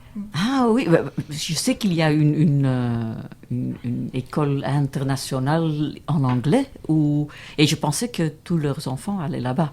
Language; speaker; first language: French; non-native, local second language; Dutch